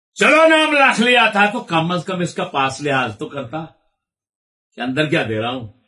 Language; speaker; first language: Urdu; non-native, local second language; Punjabi